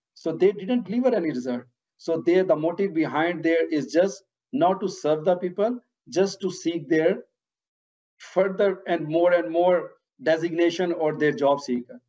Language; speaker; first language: English; non-native, local second language; Urdu